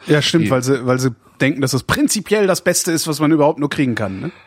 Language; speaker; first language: German; native; German